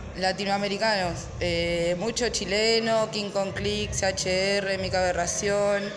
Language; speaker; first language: Spanish; early bilingual, other home language; Portuguese